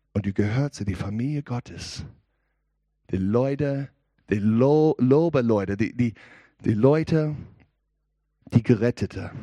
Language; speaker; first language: German; non-native, learner; English